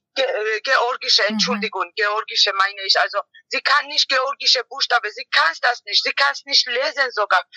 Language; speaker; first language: German; non-native, learner; Georgian